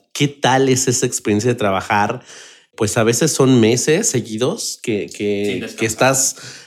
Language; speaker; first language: Spanish; native; Spanish